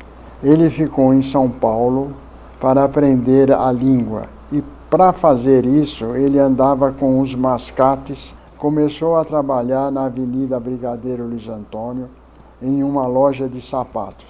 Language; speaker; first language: Portuguese; early bilingual, other home language; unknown